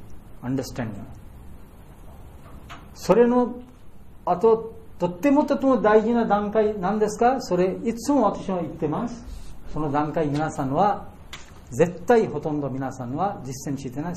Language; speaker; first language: Japanese; non-native, fluent; Bangla